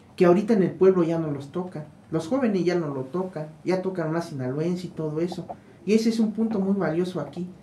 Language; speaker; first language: Spanish; native; Spanish